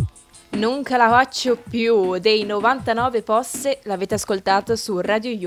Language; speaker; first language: Italian; native; Italian